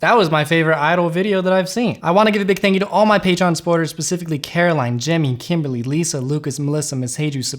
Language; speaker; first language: English; native; English